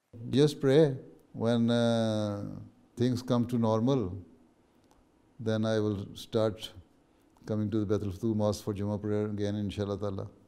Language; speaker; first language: English; non-native, local second language; Urdu